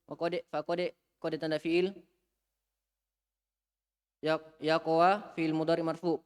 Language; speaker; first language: Arabic; non-native, learner; Indonesian